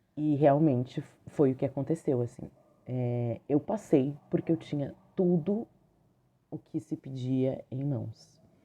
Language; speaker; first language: Portuguese; native; Portuguese